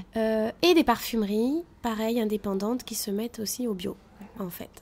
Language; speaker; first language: French; native; French